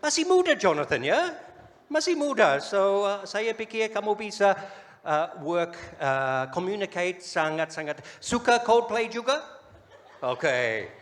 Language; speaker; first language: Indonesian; non-native, fluent; English